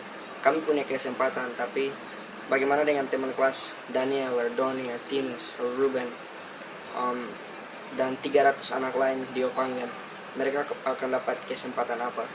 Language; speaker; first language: Indonesian; early bilingual, other home language; English